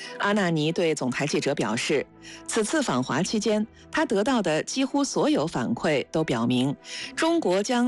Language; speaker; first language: Chinese; native; Chinese